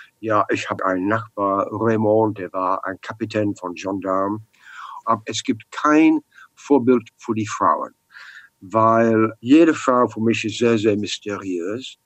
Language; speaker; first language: German; non-native, learner; English